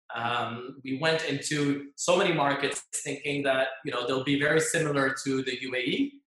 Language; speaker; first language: English; non-native, fluent; French